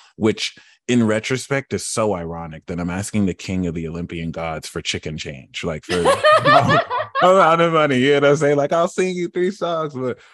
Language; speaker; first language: English; early bilingual, other home language; Yoruba